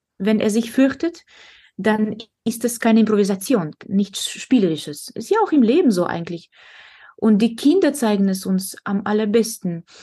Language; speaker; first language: German; non-native, fluent; Russian